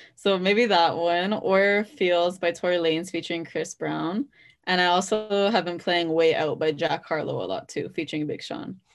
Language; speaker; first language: English; native; English